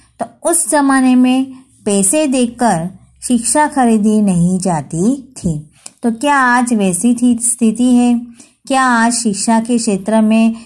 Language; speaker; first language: Hindi; non-native, local second language; Gujarati